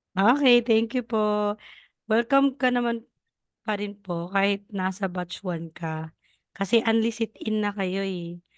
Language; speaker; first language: Filipino; non-native, local second language; Cebuano